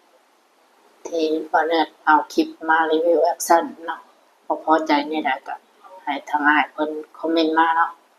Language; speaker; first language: Thai; non-native, local second language; Lao